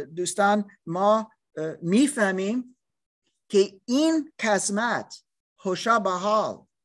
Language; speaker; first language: Persian; non-native, learner; English